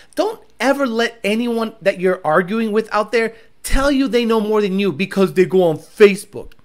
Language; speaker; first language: English; native; English